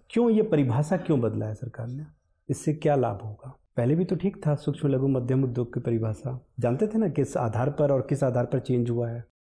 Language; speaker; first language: Hindi; native; Hindi